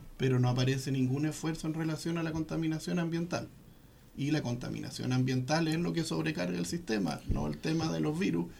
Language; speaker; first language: Spanish; native; Spanish